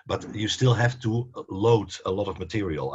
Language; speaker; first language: English; non-native, fluent; Dutch